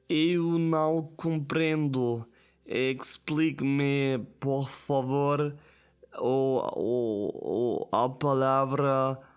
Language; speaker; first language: Portuguese; non-native, learner; German